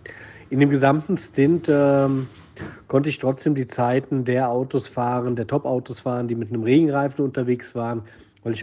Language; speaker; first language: German; native; German